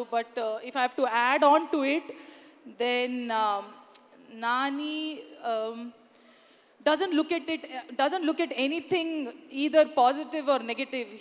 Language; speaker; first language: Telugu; non-native, learner; Kannada